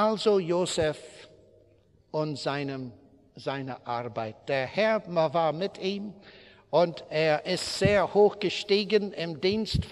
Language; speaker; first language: German; non-native, fluent; English